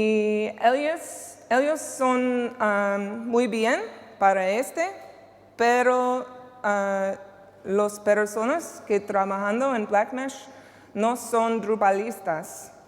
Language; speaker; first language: Spanish; non-native, learner; English